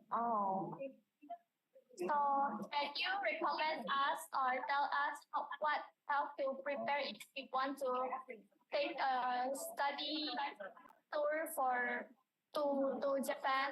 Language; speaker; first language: English; non-native, learner; Indonesian